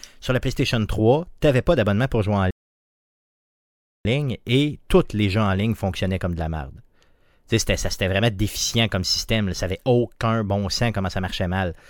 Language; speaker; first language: French; native; French